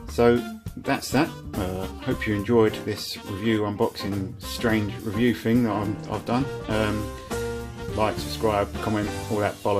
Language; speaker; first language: English; native; English